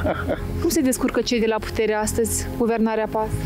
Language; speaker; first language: Romanian; native; Romanian